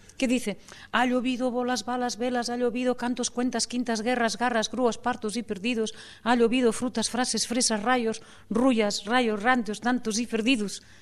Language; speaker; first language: Spanish; non-native, local second language; Catalan